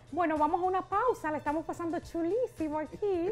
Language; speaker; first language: Spanish; native; Spanish